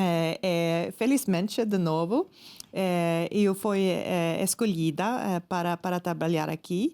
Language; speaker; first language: Portuguese; non-native, fluent; Swedish